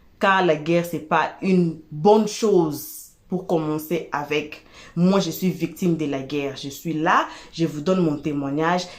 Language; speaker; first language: French; non-native, local second language; Lingala